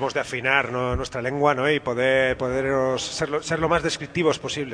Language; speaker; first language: Spanish; native; Spanish